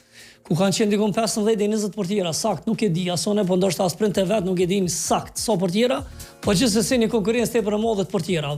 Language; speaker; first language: Albanian; native; Albanian